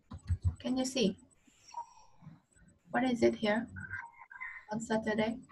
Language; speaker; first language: English; non-native, learner; Vietnamese